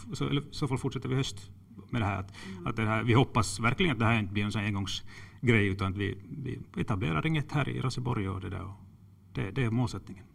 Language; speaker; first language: Swedish; non-native, local second language; Finnish